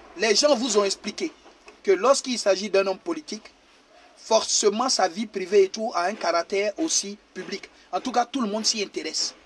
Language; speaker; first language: French; native; French